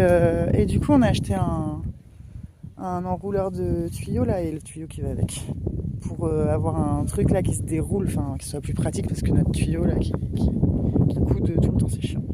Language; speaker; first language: French; native; French